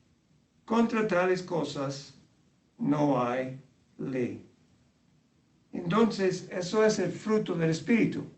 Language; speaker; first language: Spanish; non-native, fluent; English